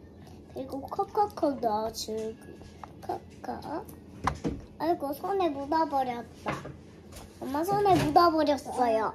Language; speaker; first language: Korean; early bilingual, other home language; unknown